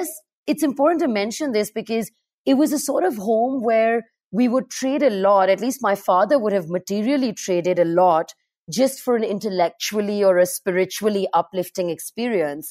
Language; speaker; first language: English; non-native, local second language; Urdu